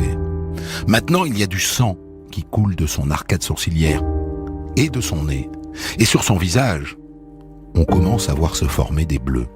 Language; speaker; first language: French; native; French